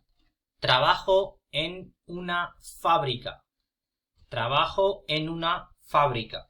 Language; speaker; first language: Spanish; non-native, fluent; Punjabi